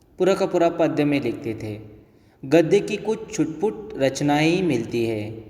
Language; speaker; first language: Hindi; native; Hindi